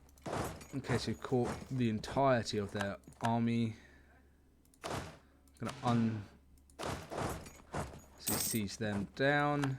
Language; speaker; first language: English; native; English